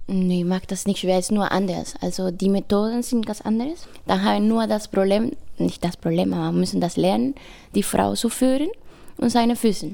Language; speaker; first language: German; non-native, fluent; Spanish